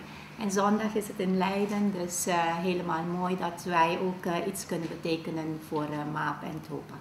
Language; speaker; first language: Dutch; non-native, local second language; Papiamento